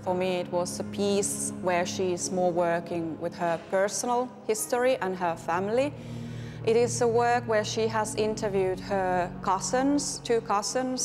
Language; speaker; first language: English; non-native, fluent; Finnish